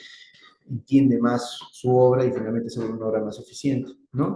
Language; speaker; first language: Spanish; native; Spanish